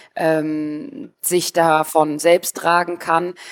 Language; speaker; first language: German; native; German